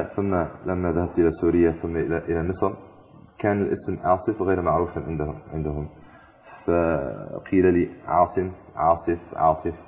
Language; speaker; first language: Arabic; non-native, fluent; English